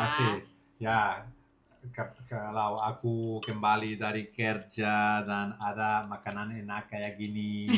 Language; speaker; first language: Indonesian; non-native, learner; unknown